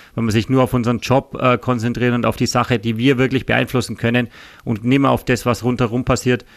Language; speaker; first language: German; native; German